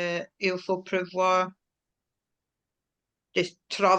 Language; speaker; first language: French; non-native, learner; English